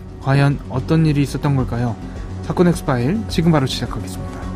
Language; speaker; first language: Korean; native; Korean